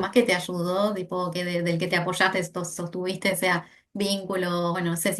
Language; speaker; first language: Spanish; native; Spanish